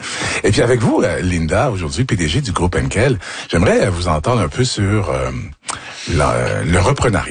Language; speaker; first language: French; native; French